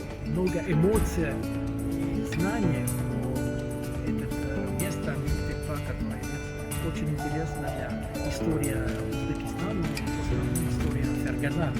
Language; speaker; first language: Russian; non-native, learner; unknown